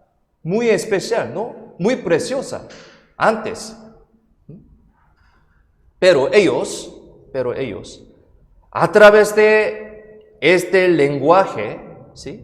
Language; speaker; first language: Spanish; non-native, fluent; Korean